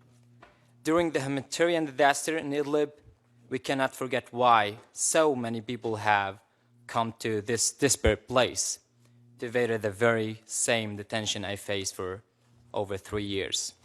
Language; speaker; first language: English; non-native, local second language; Arabic